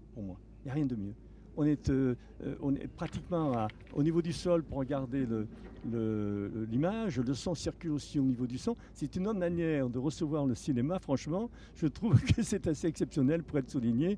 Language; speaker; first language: French; native; French